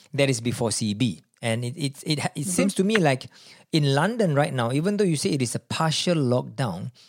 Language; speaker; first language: English; non-native, local second language; Malay